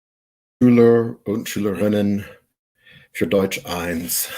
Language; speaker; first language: German; non-native, fluent; English